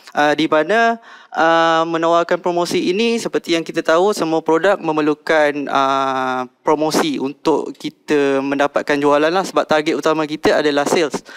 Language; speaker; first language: Malay; native; Malay